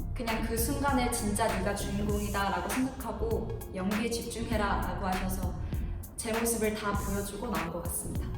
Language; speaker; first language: Korean; native; Korean